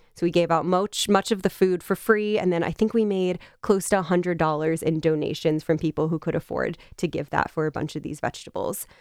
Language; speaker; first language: English; native; English